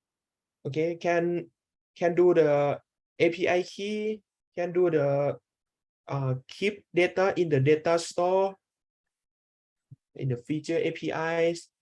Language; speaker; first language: English; non-native, learner; Thai